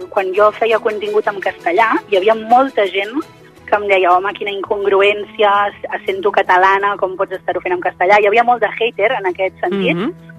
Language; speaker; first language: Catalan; native; Catalan